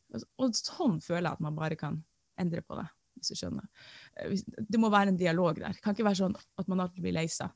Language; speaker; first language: Norwegian; native; Norwegian